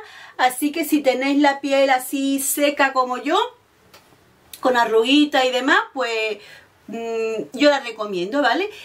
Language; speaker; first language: Spanish; native; Spanish